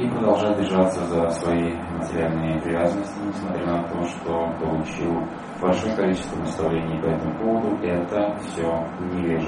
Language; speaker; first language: Russian; native; Russian